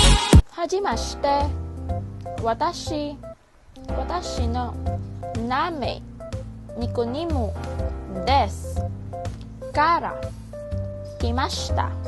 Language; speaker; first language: Japanese; non-native, learner; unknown